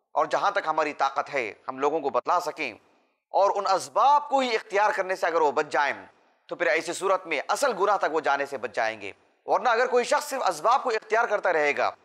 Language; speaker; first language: Urdu; native; Urdu